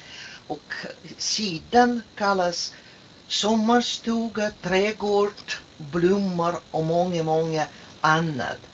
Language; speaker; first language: Swedish; non-native, fluent; Russian